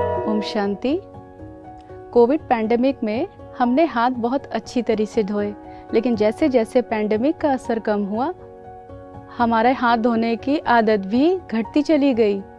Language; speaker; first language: Hindi; native; Hindi